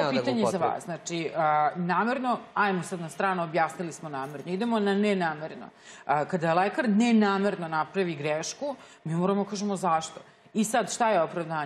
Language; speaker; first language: Serbian; native; Serbian